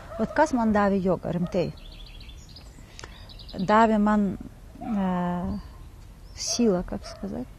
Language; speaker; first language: Lithuanian; non-native, learner; Kazakh